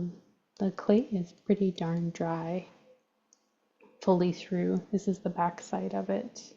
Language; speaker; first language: English; native; English